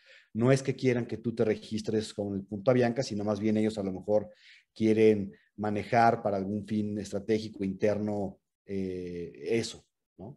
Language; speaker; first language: Spanish; native; Spanish